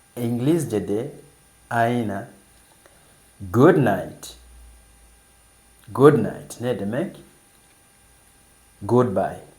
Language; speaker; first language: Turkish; non-native, fluent; English